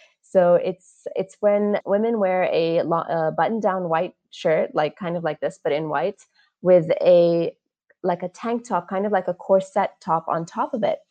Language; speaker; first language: English; native; English